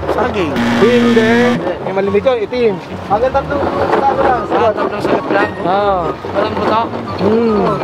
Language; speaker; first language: Filipino; native; Filipino